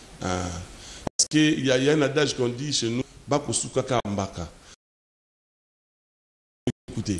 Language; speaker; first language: French; non-native, local second language; Lingala